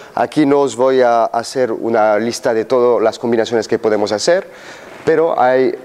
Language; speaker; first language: Spanish; non-native, fluent; French